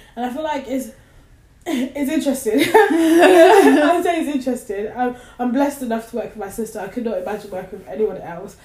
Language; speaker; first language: English; native; English